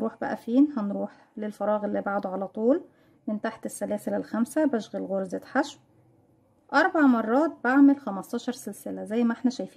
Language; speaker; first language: Arabic; native; Arabic